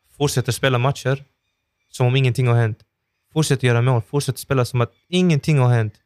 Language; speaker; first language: Swedish; early bilingual, other home language; Persian